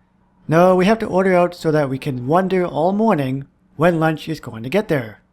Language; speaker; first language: English; native; English